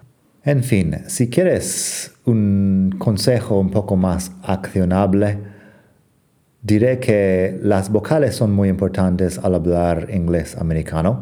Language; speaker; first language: Spanish; non-native, fluent; English